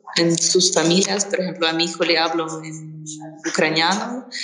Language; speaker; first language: Spanish; non-native, fluent; Ukrainian